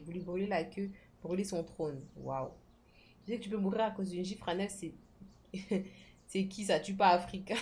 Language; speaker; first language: French; native; French